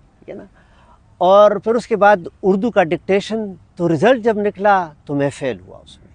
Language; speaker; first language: Urdu; non-native, local second language; Pashto